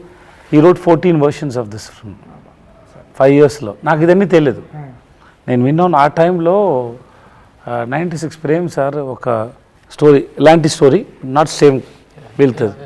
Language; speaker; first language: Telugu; non-native, learner; Tamil